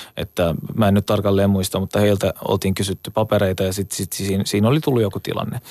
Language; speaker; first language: Finnish; early bilingual, other home language; Turkish